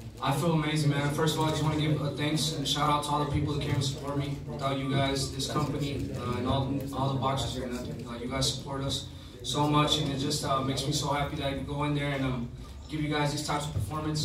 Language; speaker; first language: English; early bilingual, other home language; Spanish